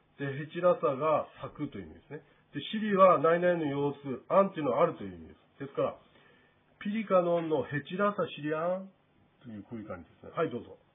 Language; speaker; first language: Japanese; native; Japanese